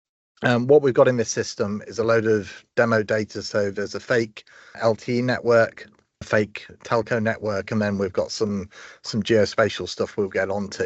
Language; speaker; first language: English; native; English